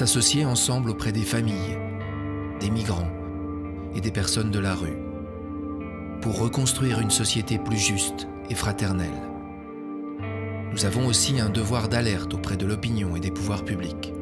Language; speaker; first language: French; native; French